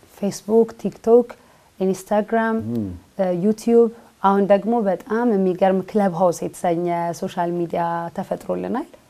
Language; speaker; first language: Amharic; native; Amharic